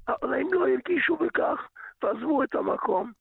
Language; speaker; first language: Hebrew; early bilingual, other home language; Yiddish